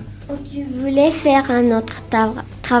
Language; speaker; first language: French; non-native, learner; Spanish